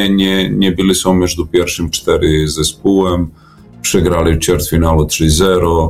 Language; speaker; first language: Polish; non-native, fluent; Serbian